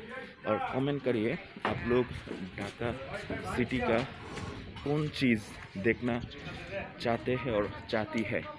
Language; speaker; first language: Hindi; non-native, learner; Bangla